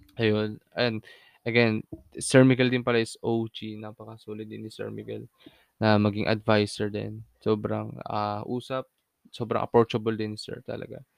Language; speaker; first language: Filipino; non-native, local second language; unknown